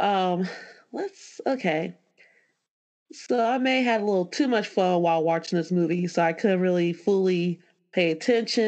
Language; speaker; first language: English; native; English